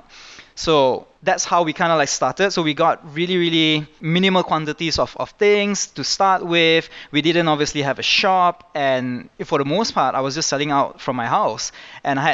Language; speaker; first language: English; native; English